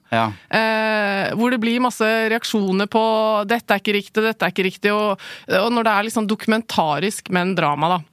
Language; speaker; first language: Norwegian; early bilingual, other home language; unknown